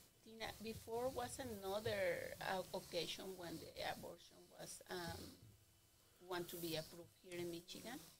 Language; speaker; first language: English; non-native, learner; Spanish